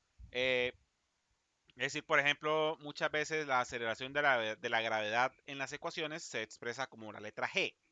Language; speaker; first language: Spanish; native; Spanish